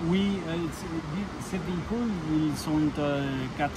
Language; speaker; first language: French; non-native, learner; Spanish